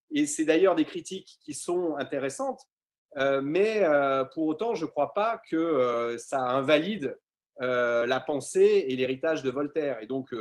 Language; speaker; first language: French; native; French